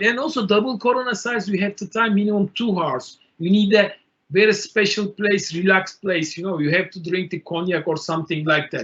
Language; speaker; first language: English; non-native, learner; Turkish